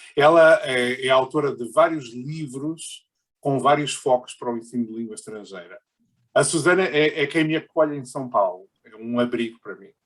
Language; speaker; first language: Portuguese; native; Portuguese